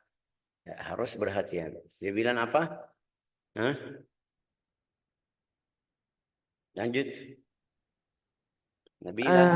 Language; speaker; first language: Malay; non-native, fluent; Arabic